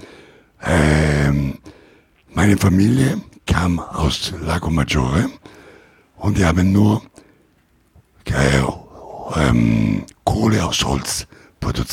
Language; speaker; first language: German; non-native, learner; Italian